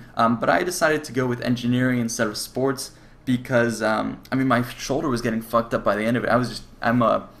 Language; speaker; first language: English; native; English